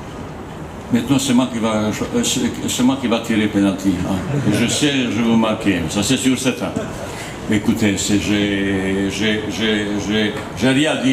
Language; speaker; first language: French; non-native, fluent; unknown